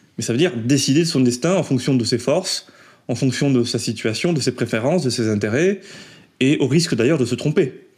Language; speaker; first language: French; native; French